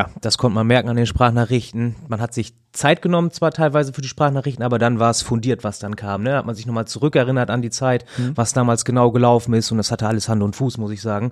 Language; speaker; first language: German; native; German